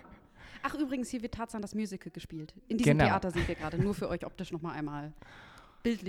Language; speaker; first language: German; native; German